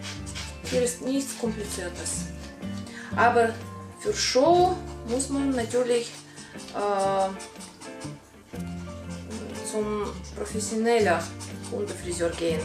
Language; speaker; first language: German; non-native, learner; Russian